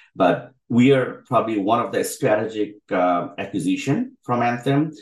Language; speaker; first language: English; non-native, local second language; Bangla